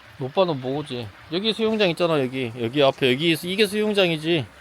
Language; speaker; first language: Korean; native; Korean